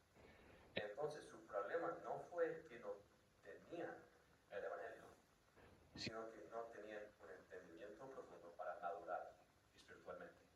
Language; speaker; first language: Spanish; non-native, fluent; English